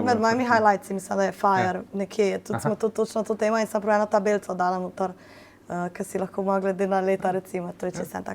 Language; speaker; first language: Slovenian; native; Slovenian